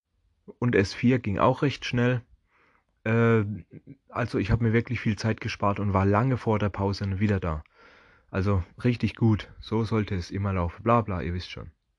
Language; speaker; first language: German; native; German